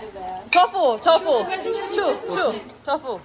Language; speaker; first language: English; non-native, learner; Thai